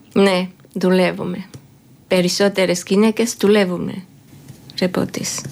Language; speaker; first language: Greek; non-native, fluent; Georgian